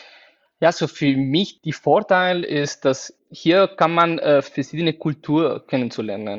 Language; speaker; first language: German; non-native, fluent; Spanish